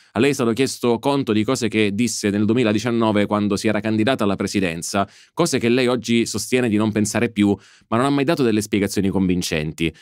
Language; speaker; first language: Italian; native; Italian